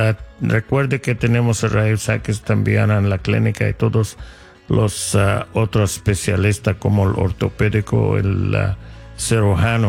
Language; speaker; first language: Spanish; non-native, fluent; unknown